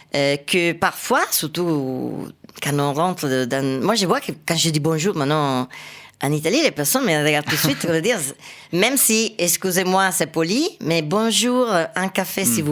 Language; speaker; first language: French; non-native, fluent; Italian